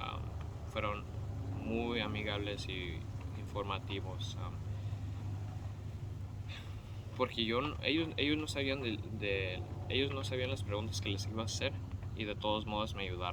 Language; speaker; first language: Spanish; early bilingual, heritage; Spanish